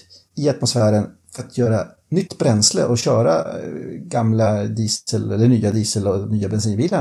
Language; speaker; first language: Swedish; native; Swedish